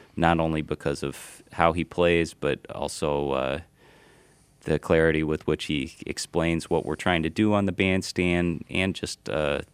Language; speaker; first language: English; native; English